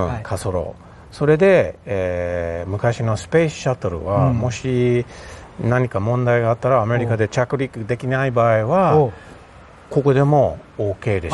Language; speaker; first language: Japanese; non-native, fluent; English